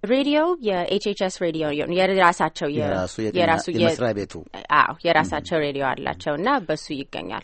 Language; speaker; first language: Amharic; early bilingual, heritage; Amharic